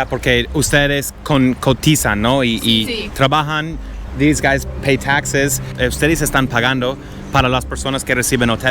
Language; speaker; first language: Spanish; non-native, learner; English